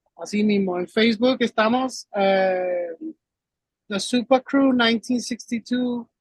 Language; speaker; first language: Spanish; early bilingual, heritage; Spanish